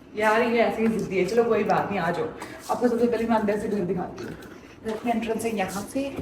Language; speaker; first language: Hindi; native; Hindi